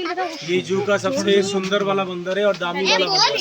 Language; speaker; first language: Hindi; non-native, local second language; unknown